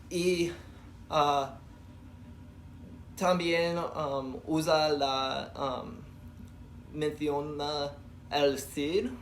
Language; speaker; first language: Spanish; non-native, learner; English